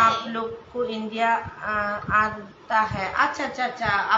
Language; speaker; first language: Hindi; non-native, local second language; Bangla